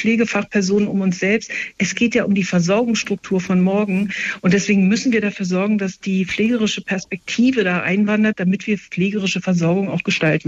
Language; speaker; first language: German; native; German